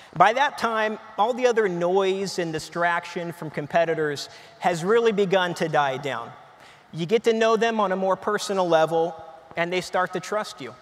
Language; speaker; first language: English; native; English